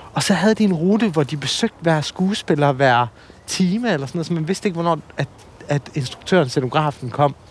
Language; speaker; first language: Danish; early bilingual, other home language; Assyrian Neo-Aramaic